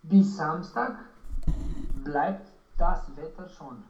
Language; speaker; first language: German; non-native, learner; Romanian